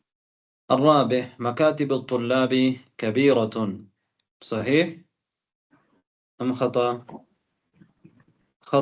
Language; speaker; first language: Arabic; non-native, fluent; Tamil